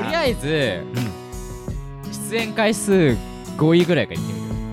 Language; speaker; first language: Japanese; native; Japanese